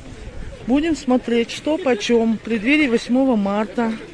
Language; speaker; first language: Russian; native; Russian